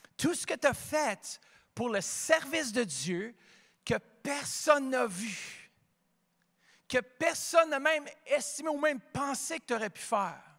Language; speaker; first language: French; native; French